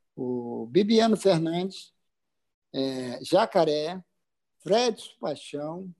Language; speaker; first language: Portuguese; native; Portuguese